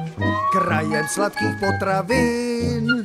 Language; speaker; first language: Czech; native; Czech